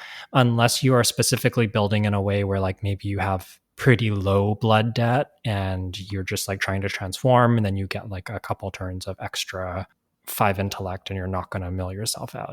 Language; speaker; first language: English; native; English